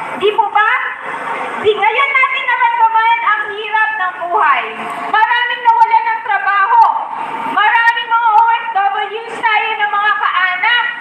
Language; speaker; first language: Filipino; native; Filipino